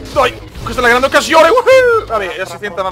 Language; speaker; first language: Italian; native; Italian